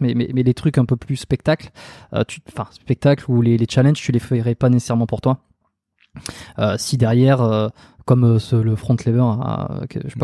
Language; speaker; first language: French; native; French